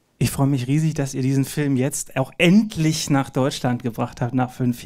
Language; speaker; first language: German; native; German